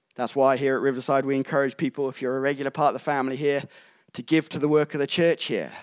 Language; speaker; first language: English; native; English